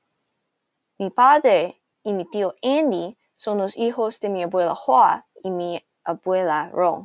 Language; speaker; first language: Spanish; non-native, learner; English